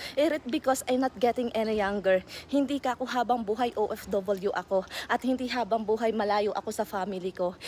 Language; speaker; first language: Filipino; non-native, local second language; Cebuano